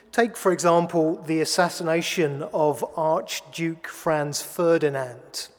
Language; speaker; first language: English; native; English